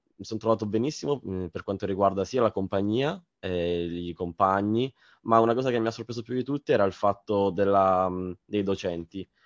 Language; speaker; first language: Italian; native; Italian